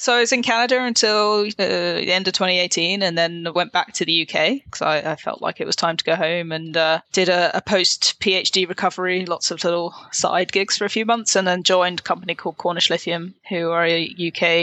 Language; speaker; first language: English; native; English